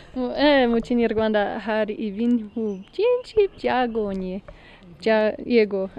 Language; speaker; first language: Kinyarwanda; non-native, learner; English